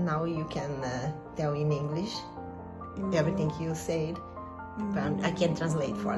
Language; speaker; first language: English; non-native, learner; Portuguese